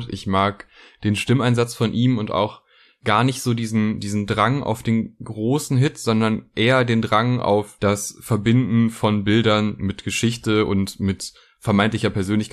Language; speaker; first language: German; native; German